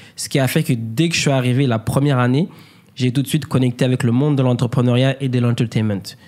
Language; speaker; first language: French; native; French